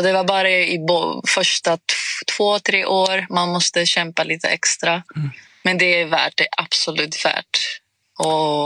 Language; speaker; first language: Swedish; non-native, fluent; Greek